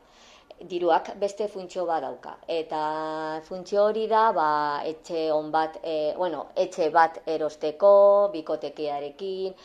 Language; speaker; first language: Basque; non-native, local second language; Spanish